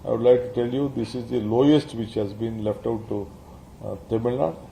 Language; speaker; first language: English; non-native, local second language; Kannada